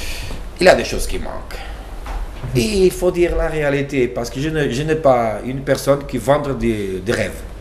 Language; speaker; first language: French; non-native, learner; Portuguese